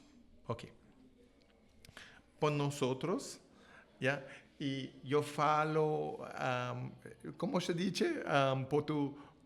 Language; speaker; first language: Spanish; non-native, learner; English